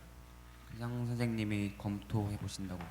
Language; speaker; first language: Korean; native; Korean